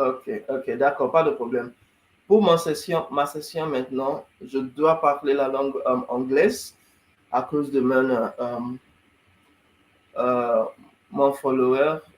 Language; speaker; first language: French; non-native, fluent; English